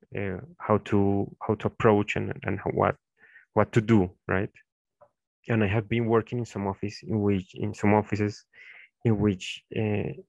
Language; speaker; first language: English; non-native, fluent; Spanish